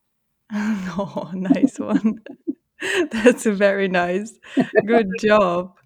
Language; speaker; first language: English; non-native, fluent; Czech